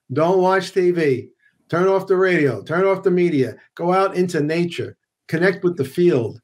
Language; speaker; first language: English; native; English